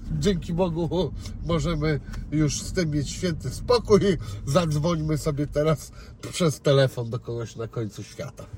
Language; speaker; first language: Polish; native; Polish